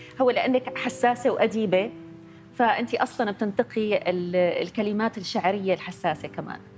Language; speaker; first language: Arabic; native; Arabic